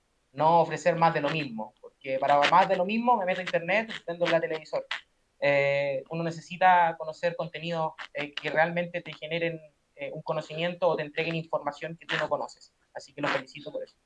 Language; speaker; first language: Spanish; native; Spanish